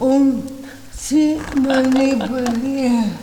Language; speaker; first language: German; non-native, learner; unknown